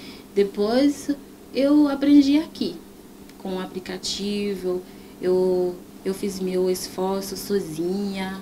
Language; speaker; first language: Portuguese; non-native, learner; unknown